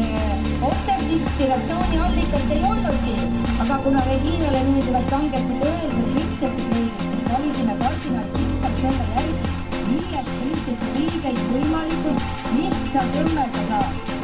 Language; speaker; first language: Estonian; native; Estonian